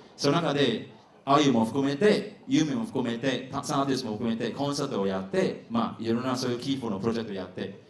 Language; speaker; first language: Japanese; non-native, fluent; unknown